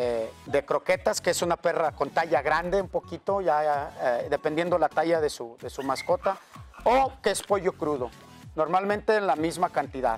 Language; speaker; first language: Spanish; native; Spanish